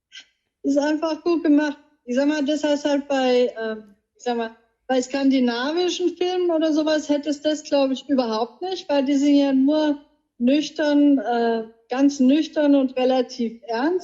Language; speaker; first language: German; native; German